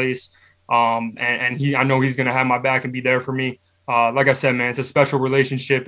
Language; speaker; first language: English; native; English